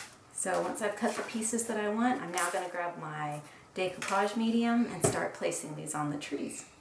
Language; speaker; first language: English; native; English